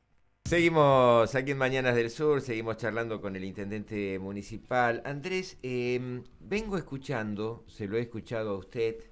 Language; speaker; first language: Spanish; native; Spanish